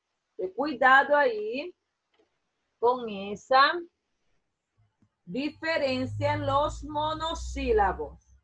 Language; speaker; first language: Spanish; non-native, fluent; Portuguese